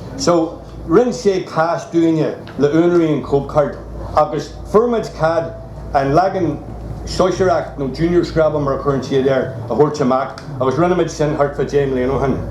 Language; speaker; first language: Irish; non-native, local second language; English